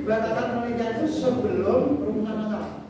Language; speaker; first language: Indonesian; native; Indonesian